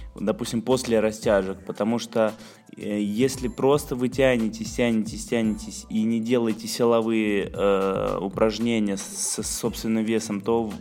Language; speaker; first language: Russian; native; Russian